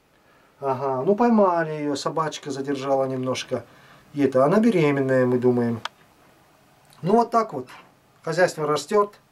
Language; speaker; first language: Russian; native; Russian